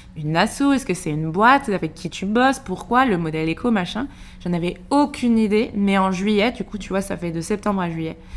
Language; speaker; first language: French; native; French